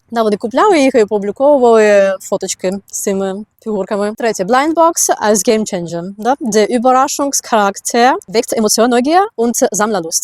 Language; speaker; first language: Ukrainian; native; Ukrainian